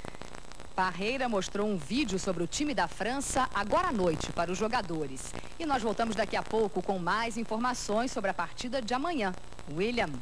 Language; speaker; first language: Portuguese; native; Portuguese